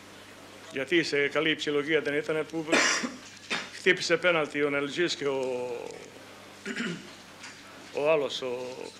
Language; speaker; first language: Greek; non-native, fluent; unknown